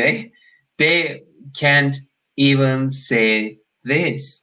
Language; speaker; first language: English; non-native, learner; Turkish